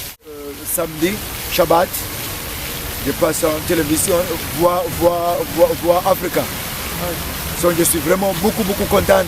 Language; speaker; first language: French; non-native, learner; English